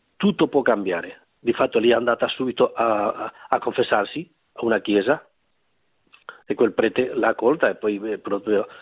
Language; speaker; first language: Italian; non-native, fluent; Spanish